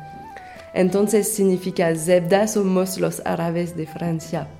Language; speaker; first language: Spanish; non-native, fluent; French